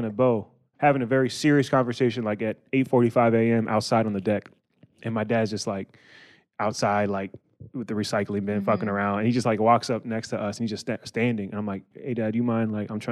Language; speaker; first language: English; native; English